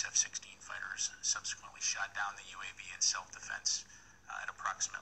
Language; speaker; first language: English; native; English